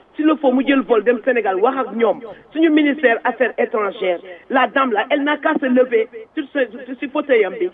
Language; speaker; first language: French; non-native, local second language; Wolof